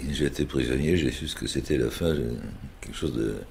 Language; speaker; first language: French; native; French